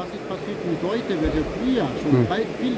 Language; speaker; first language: German; non-native, learner; Albanian